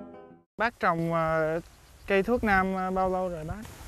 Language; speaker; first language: Vietnamese; early bilingual, heritage; Vietnamese